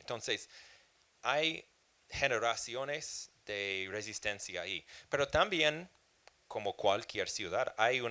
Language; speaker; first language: Spanish; non-native, fluent; English